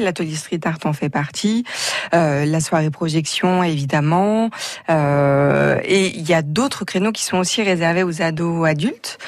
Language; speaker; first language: French; native; French